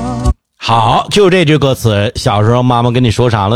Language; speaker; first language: Chinese; native; Chinese